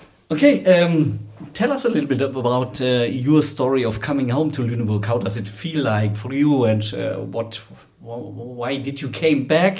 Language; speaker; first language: English; non-native, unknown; German